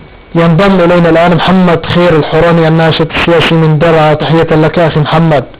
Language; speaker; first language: Arabic; native; Arabic